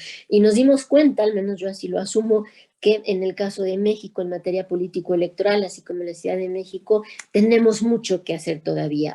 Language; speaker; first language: Spanish; native; Spanish